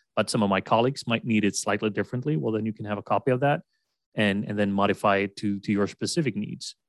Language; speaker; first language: English; non-native, fluent; Swedish